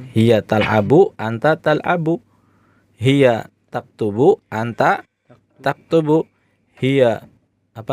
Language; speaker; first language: Arabic; non-native, fluent; Indonesian